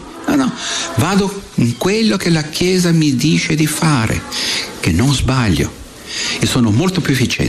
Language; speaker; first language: Italian; non-native, fluent; Portuguese